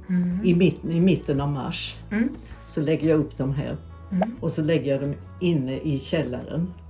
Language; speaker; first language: Swedish; native; Swedish